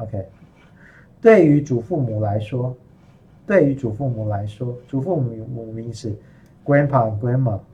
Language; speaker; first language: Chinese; non-native, fluent; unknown